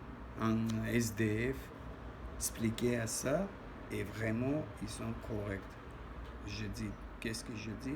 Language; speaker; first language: French; non-native, learner; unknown